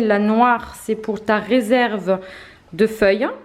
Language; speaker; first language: French; native; French